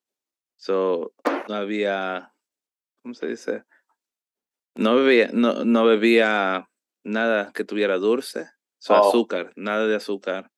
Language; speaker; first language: Spanish; early bilingual, heritage; Spanish